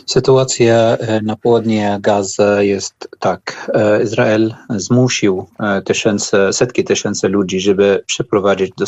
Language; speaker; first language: Polish; non-native, learner; Arabic